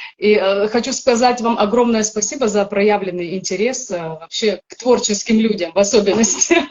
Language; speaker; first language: Russian; native; Russian